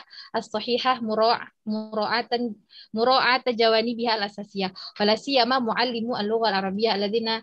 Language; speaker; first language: Arabic; non-native, fluent; Indonesian